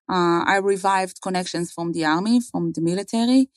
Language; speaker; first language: English; non-native, fluent; Hebrew